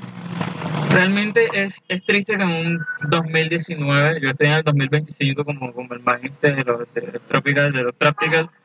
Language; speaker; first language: Spanish; native; Spanish